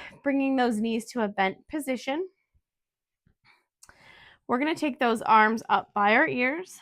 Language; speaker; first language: English; native; English